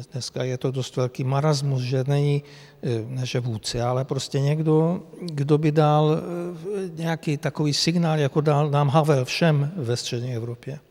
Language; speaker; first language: Czech; non-native, fluent; Hungarian